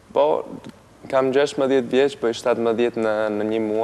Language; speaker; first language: Albanian; early bilingual, heritage; Albanian